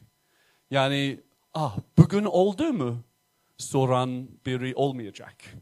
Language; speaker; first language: Turkish; non-native, fluent; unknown